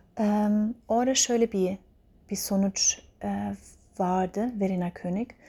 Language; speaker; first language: Turkish; early bilingual, heritage; Turkish